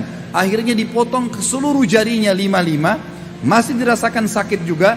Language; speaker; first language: Indonesian; native; Indonesian